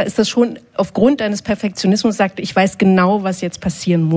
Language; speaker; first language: German; native; German